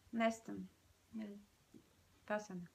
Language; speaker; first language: Danish; non-native, learner; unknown